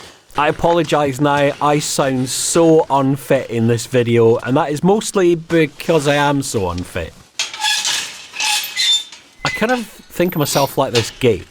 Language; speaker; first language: English; native; English